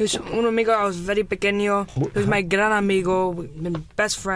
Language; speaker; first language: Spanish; early bilingual, heritage; Spanish